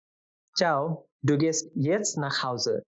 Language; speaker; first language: German; non-native, fluent; Bangla